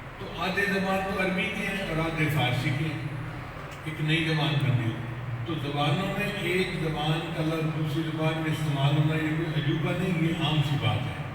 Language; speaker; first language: Urdu; non-native, local second language; Punjabi